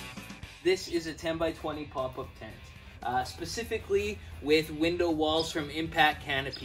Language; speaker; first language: English; native; English